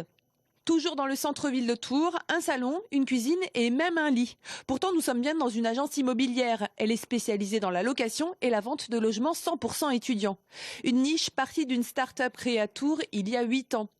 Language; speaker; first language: French; native; French